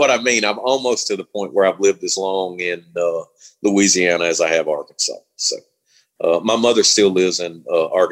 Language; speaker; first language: English; native; English